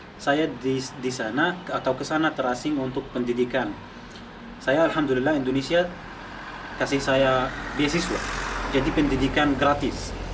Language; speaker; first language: Indonesian; non-native, fluent; Arabic